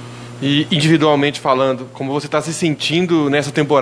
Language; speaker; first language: Portuguese; native; Portuguese